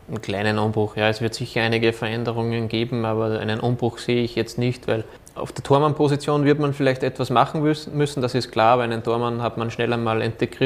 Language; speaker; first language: German; native; German